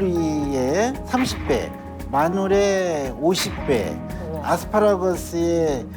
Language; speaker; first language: Korean; native; Korean